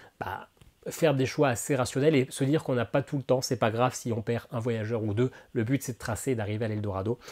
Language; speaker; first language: French; native; French